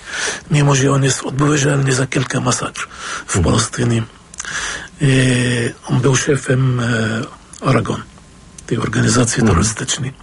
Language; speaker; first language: Polish; non-native, fluent; Arabic